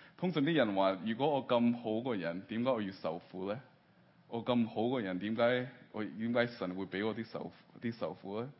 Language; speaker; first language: Cantonese; early bilingual, heritage; Cantonese